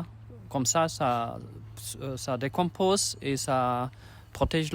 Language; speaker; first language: French; non-native, learner; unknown